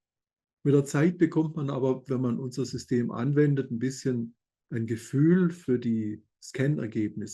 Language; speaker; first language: German; native; German